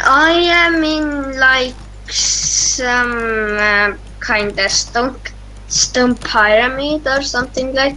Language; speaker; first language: English; non-native, learner; Estonian